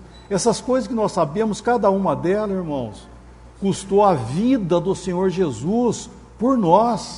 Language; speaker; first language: Portuguese; native; Portuguese